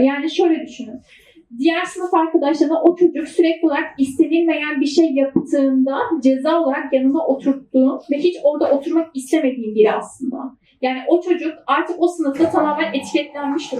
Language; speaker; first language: Turkish; native; Turkish